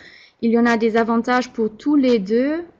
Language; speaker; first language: French; non-native, fluent; German